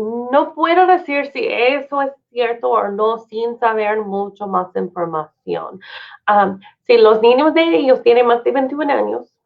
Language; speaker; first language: Spanish; non-native, fluent; English